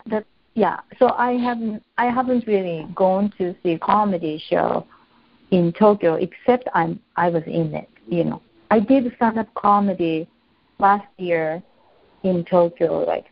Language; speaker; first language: English; non-native, fluent; Japanese